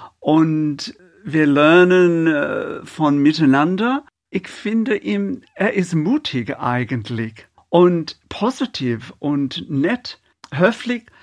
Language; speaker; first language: German; non-native, learner; English